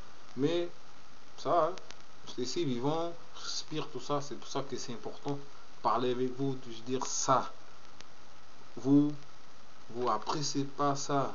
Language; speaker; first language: French; non-native, learner; Portuguese